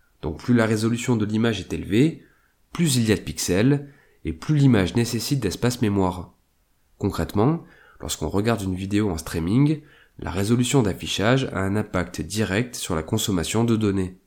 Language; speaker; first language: French; native; French